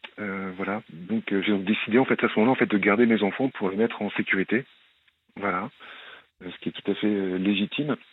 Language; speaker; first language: French; native; French